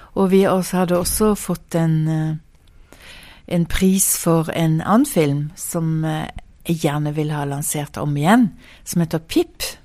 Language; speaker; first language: Norwegian; early bilingual, heritage; Norwegian